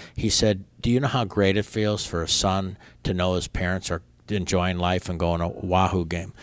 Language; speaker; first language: English; native; English